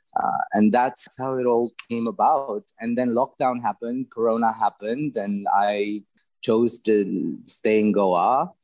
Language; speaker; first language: English; non-native, fluent; Romanian